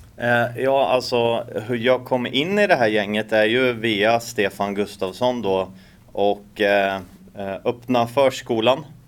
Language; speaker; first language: Swedish; native; Swedish